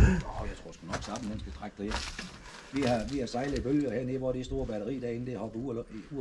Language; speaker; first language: Danish; native; Danish